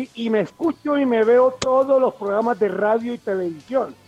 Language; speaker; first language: Spanish; native; Spanish